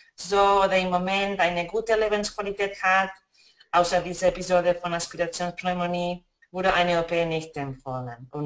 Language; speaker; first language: German; non-native, fluent; Spanish